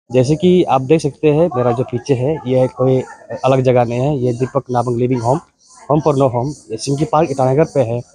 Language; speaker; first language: Hindi; non-native, local second language; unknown